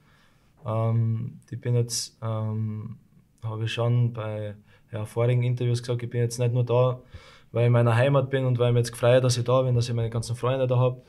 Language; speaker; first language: German; native; German